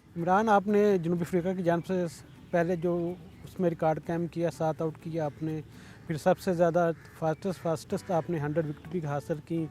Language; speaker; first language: Urdu; native; Urdu